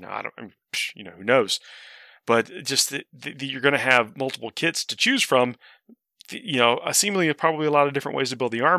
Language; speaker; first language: English; native; English